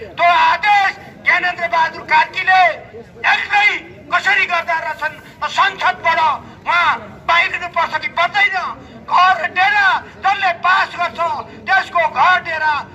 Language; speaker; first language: Nepali; native; Nepali